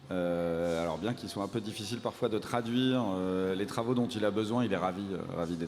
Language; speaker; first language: French; native; French